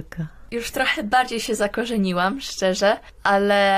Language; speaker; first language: Polish; early bilingual, heritage; Polish